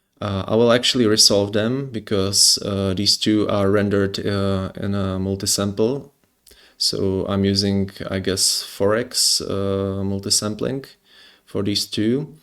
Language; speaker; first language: English; non-native, fluent; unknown